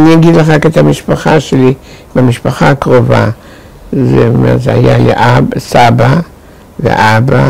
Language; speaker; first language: Hebrew; non-native, fluent; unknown